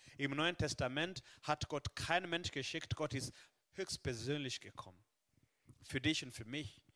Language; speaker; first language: German; non-native, fluent; Swahili